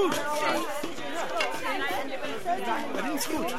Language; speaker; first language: Dutch; non-native, learner; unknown